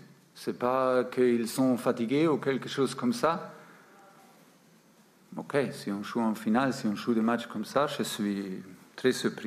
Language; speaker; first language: French; non-native, fluent; German